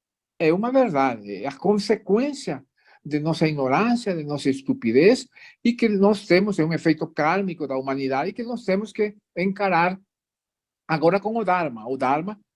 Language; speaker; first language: Portuguese; non-native, fluent; Spanish